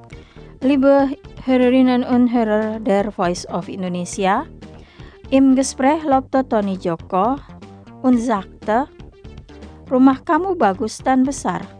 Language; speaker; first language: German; non-native, fluent; Indonesian